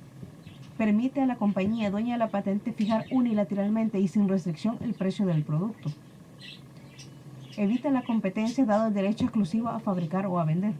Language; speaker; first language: Spanish; native; Spanish